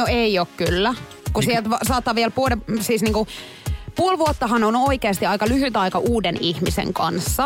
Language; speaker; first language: Finnish; native; Finnish